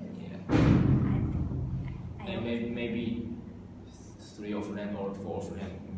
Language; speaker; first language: English; non-native, learner; Chinese